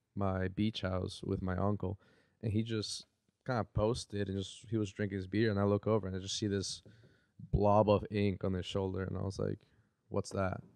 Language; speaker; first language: English; early bilingual, other home language; Spanish